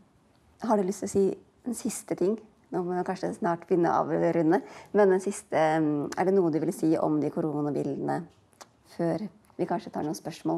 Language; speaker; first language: Norwegian; native; Norwegian